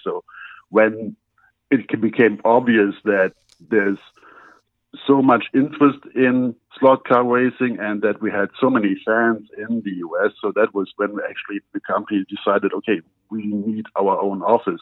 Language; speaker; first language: English; non-native, fluent; German